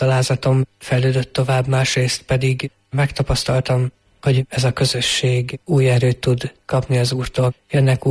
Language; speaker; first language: Hungarian; native; Hungarian